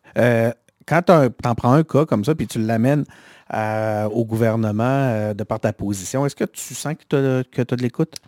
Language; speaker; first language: French; native; French